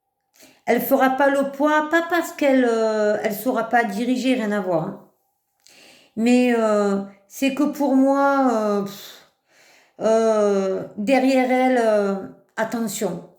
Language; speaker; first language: French; native; French